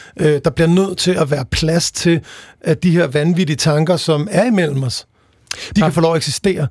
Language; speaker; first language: Danish; native; Danish